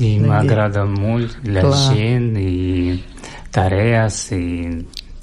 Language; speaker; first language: Catalan; non-native, learner; Russian